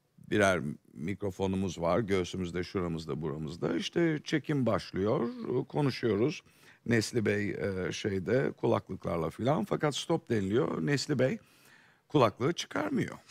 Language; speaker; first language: Turkish; native; Turkish